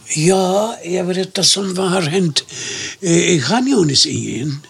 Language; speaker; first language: Swedish; non-native, fluent; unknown